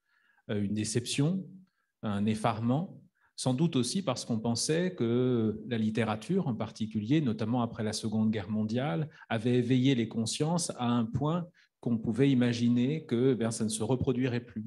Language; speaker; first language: French; native; French